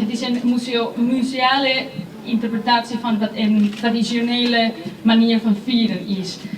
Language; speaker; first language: Dutch; non-native, fluent; Spanish